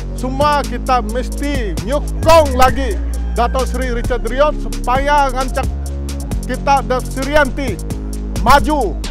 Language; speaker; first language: Malay; non-native, local second language; Iban